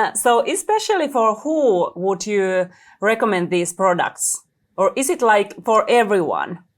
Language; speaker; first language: English; non-native, fluent; Finnish